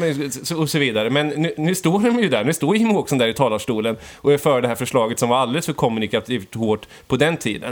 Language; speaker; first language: Swedish; native; Swedish